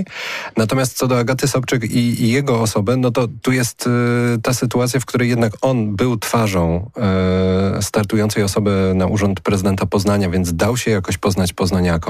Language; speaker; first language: Polish; native; Polish